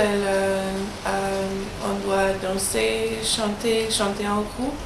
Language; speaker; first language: French; non-native, learner; English